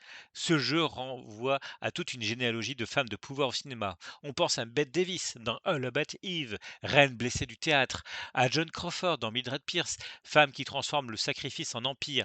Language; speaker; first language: French; native; French